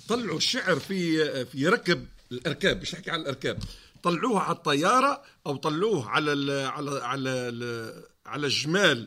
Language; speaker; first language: Arabic; native; Arabic